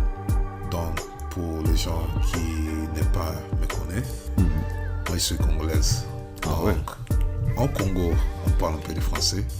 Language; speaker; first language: French; non-native, learner; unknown